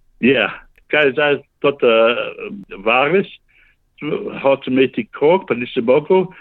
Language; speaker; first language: Slovenian; early bilingual, heritage; Slovenian